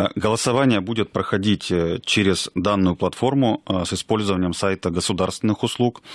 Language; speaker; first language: Russian; native; Russian